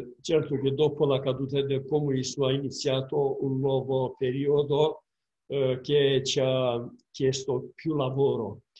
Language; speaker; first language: Italian; non-native, fluent; Romanian